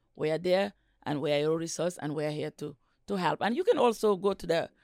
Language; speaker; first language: English; non-native, local second language; Wolof